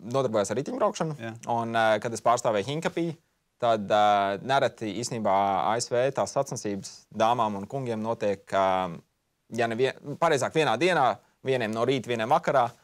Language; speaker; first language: Latvian; native; Latvian